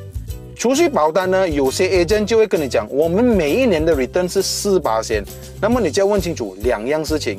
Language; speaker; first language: Chinese; native; Chinese